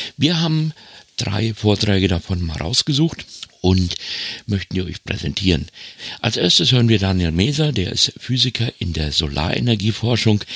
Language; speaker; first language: German; native; German